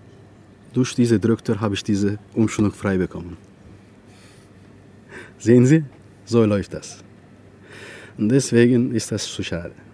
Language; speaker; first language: German; non-native, fluent; Turkish